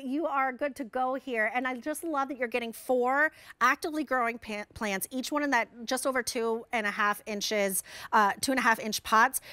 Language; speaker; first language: English; native; English